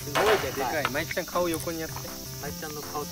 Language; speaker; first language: Japanese; native; Japanese